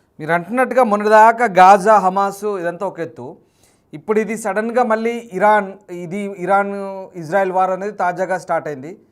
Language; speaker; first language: Telugu; native; Telugu